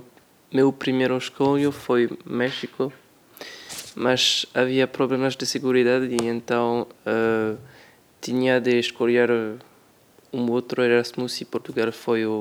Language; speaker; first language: Portuguese; non-native, learner; French